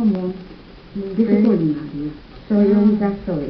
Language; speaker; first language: Portuguese; non-native, learner; German